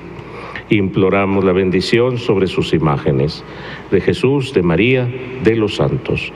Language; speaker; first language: Spanish; native; Spanish